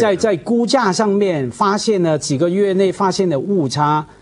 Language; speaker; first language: Chinese; non-native, fluent; Cantonese